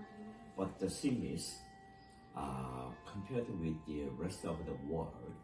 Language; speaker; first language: English; non-native, fluent; Korean